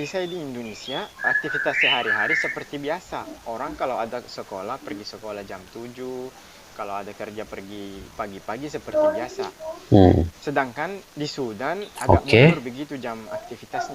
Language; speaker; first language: Indonesian; non-native, fluent; Arabic